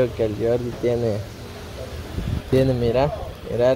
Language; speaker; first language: Spanish; native; Spanish